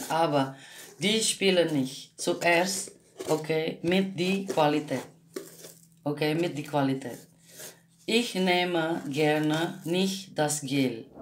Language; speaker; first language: German; non-native, learner; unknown